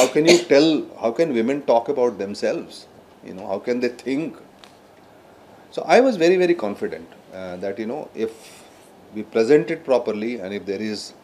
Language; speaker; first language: English; non-native, local second language; Hindi